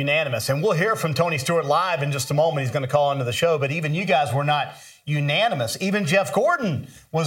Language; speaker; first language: English; native; English